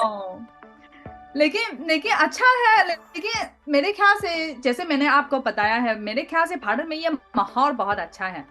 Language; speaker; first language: Hindi; non-native, learner; Chinese